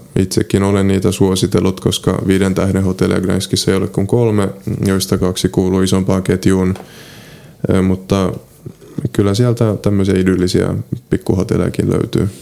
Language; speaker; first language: Finnish; early bilingual, other home language; Polish